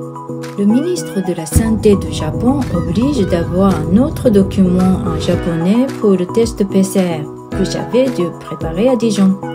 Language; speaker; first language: French; non-native, fluent; Japanese